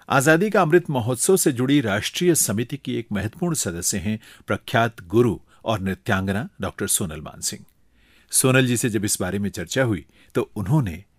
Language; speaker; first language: Hindi; native; Hindi